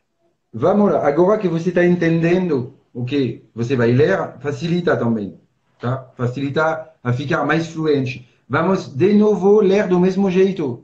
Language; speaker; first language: Portuguese; non-native, fluent; French